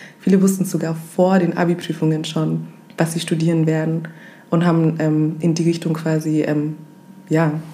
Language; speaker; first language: German; early bilingual, other home language; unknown